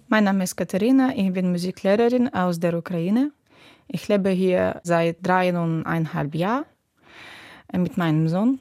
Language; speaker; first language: German; non-native, learner; Ukrainian